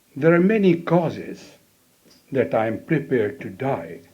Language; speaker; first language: English; non-native, local second language; Hindi